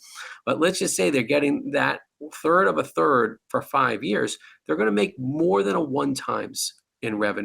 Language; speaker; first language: English; native; English